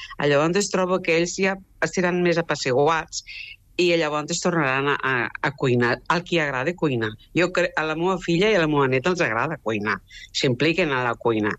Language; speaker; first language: Catalan; native; Catalan